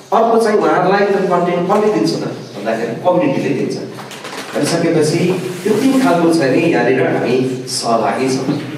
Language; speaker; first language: Nepali; non-native, local second language; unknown